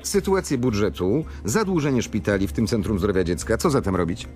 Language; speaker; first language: Polish; native; Polish